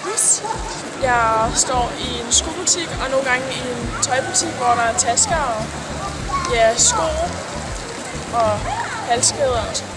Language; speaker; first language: Danish; native; Danish